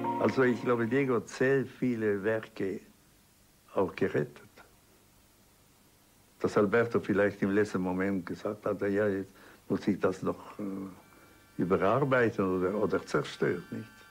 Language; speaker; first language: German; non-native, local second language; Italian